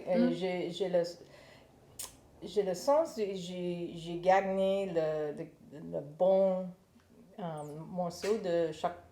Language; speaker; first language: French; non-native, learner; English